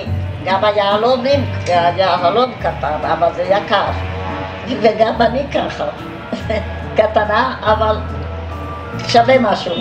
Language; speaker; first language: Hebrew; non-native, fluent; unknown